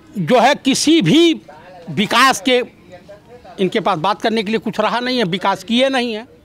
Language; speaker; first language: Hindi; native; Hindi